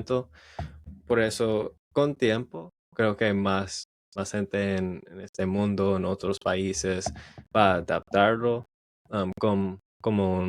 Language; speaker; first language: Spanish; non-native, learner; English